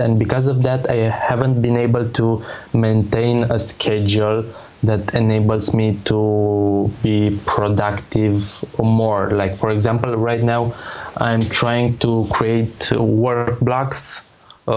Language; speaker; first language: English; non-native, fluent; Romanian